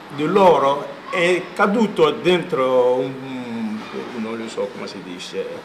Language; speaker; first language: Italian; non-native, learner; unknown